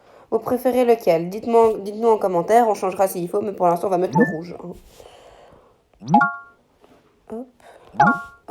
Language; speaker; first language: French; native; French